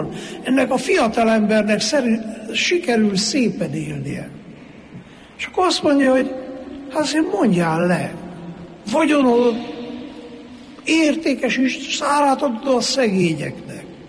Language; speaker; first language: Hungarian; native; Hungarian